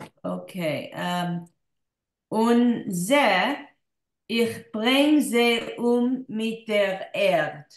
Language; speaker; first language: German; non-native, learner; English